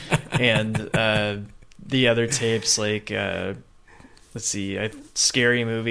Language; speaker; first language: English; native; English